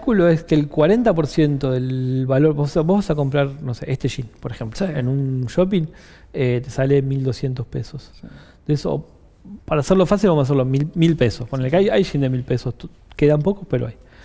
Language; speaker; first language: Spanish; native; Spanish